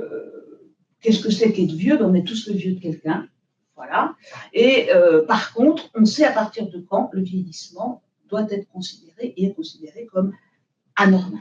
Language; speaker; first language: French; native; French